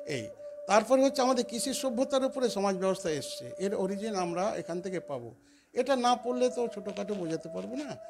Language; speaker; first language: Bangla; non-native, local second language; Santali